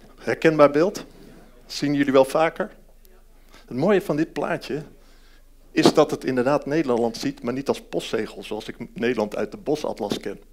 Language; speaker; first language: Dutch; early bilingual, heritage; Dutch